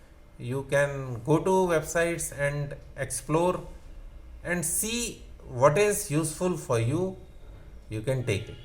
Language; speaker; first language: English; non-native, local second language; Hindi